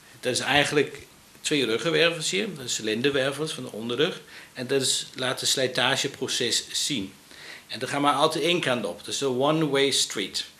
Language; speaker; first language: Dutch; non-native, fluent; Danish